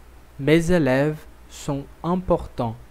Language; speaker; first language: French; non-native, fluent; Portuguese